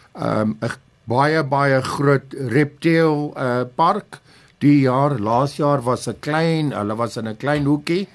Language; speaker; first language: Afrikaans; non-native, local second language; English